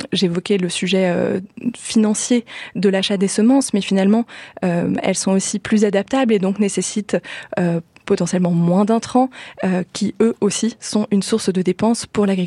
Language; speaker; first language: French; native; French